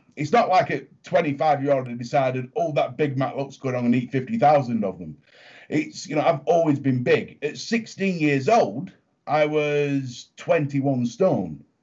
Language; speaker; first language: English; native; English